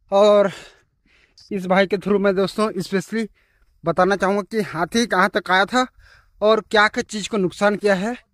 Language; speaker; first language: Hindi; native; Hindi